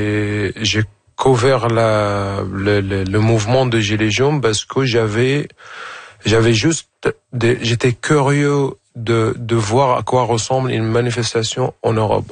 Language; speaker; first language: French; non-native, fluent; Arabic